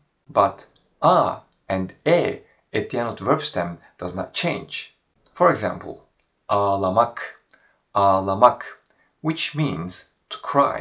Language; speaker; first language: English; non-native, fluent; Turkish